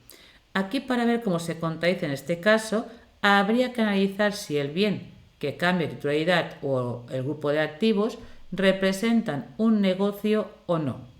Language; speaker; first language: Spanish; native; Spanish